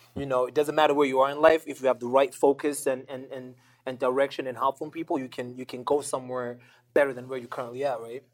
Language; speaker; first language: English; non-native, local second language; Shona